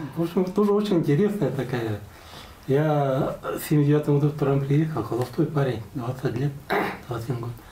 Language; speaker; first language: Russian; non-native, local second language; Buriat